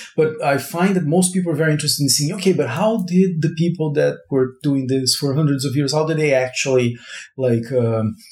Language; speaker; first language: English; non-native, fluent; Portuguese